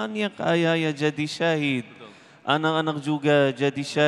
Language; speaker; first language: Indonesian; non-native, learner; Arabic